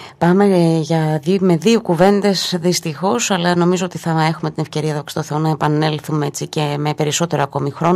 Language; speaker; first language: Greek; native; Greek